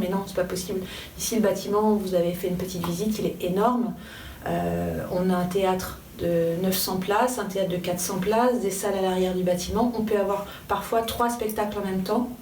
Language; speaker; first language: French; native; French